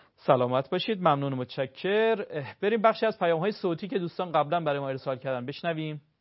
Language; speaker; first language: Persian; native; Persian